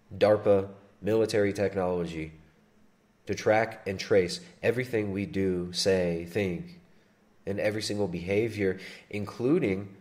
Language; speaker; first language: English; native; English